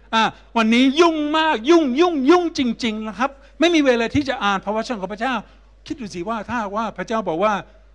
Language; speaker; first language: Thai; non-native, fluent; English